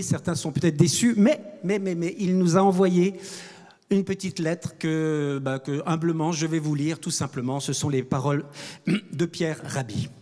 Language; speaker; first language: French; native; French